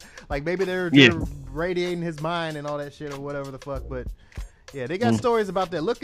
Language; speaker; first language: English; native; English